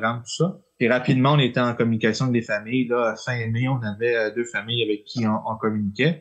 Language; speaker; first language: French; native; French